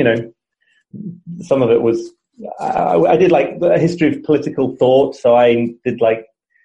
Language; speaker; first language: English; native; English